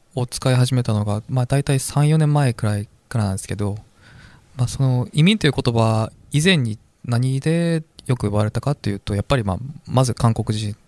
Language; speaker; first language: Japanese; non-native, fluent; Korean